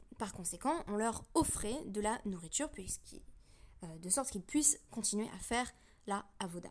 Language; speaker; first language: French; native; French